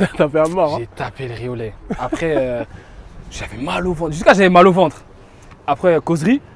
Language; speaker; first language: French; native; French